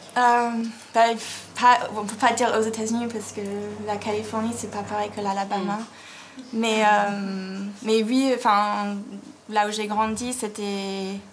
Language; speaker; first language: French; non-native, fluent; English